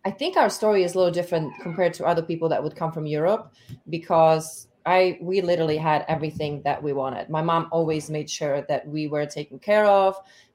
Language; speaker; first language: English; non-native, fluent; Czech